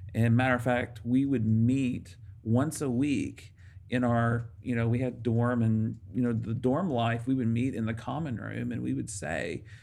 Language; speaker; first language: English; native; English